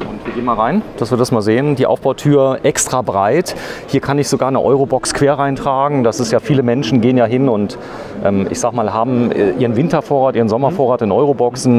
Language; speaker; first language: German; native; German